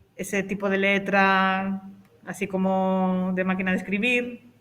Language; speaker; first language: Spanish; native; Spanish